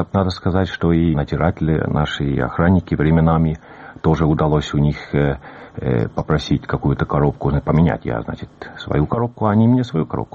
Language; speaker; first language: Russian; native; Russian